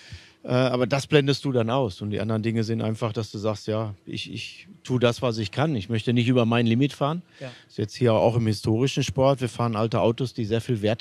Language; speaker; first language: German; native; German